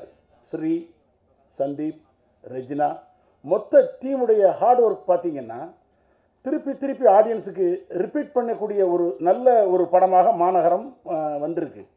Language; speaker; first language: Tamil; native; Tamil